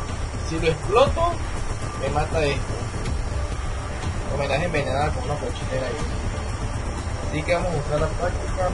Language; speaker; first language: Spanish; native; Spanish